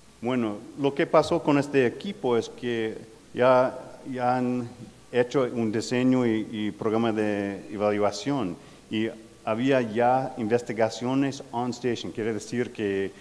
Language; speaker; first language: Spanish; non-native, learner; English